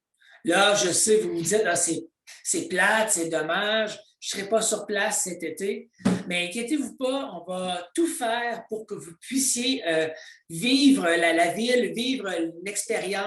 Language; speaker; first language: French; native; French